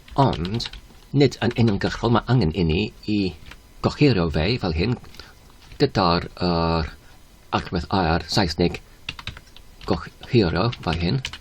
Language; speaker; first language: Welsh; non-native, learner; Polish